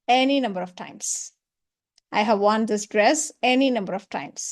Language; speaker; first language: English; non-native, local second language; Tamil